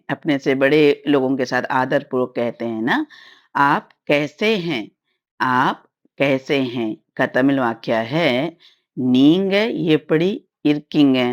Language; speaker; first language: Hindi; non-native, local second language; Tamil